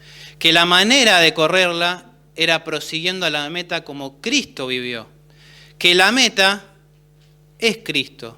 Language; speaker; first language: Spanish; native; Spanish